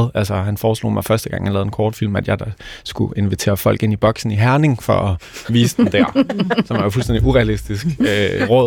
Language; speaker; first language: Danish; native; Danish